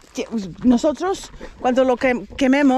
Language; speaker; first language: Spanish; non-native, learner; English